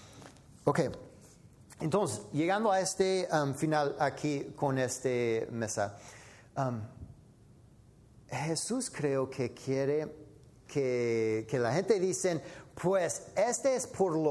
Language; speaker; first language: Spanish; non-native, fluent; English